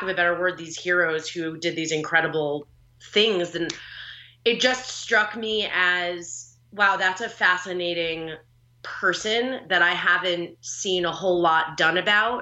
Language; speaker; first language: English; native; English